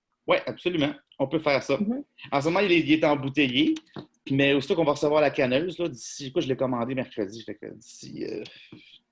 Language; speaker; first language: French; native; French